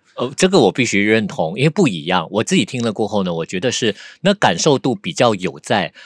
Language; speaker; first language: Chinese; non-native, local second language; Hakka Chinese